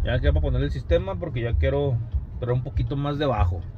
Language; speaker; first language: Spanish; early bilingual, heritage; Spanish